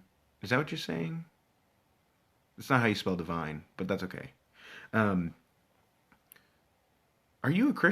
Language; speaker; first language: English; native; English